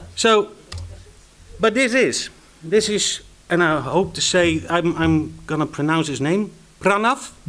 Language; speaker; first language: English; non-native, fluent; Dutch